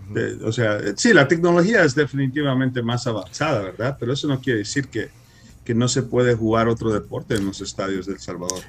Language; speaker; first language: Spanish; early bilingual, heritage; Spanish